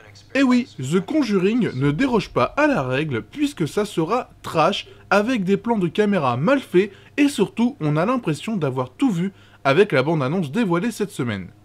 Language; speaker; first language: French; native; French